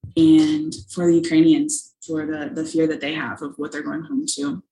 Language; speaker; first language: English; native; English